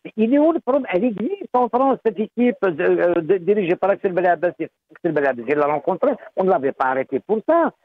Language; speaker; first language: French; non-native, local second language; Kabyle